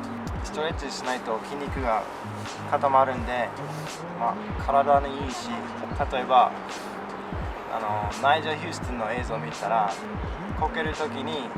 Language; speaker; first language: Japanese; non-native, fluent; English